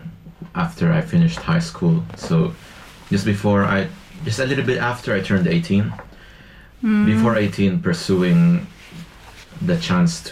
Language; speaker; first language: English; non-native, local second language; Filipino